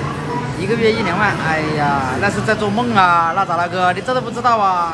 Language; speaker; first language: Chinese; native; Chinese